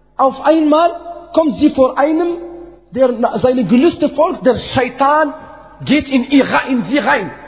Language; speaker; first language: German; non-native, fluent; Arabic